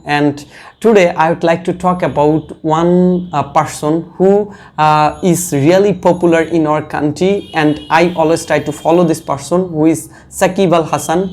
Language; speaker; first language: English; non-native, learner; Bangla